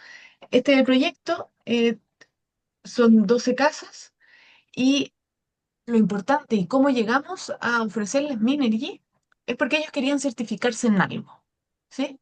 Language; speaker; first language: Spanish; native; Spanish